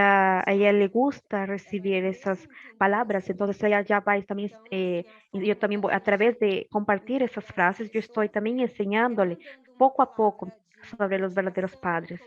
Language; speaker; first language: Spanish; non-native, learner; Portuguese